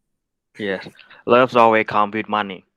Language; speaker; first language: English; non-native, learner; Thai